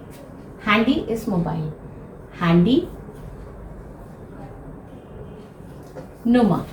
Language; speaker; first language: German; non-native, fluent; Hindi